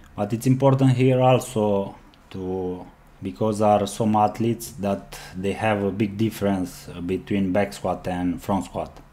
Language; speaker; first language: English; non-native, learner; Romanian